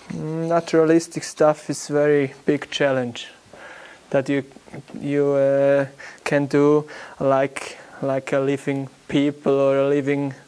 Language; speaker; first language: English; non-native, learner; German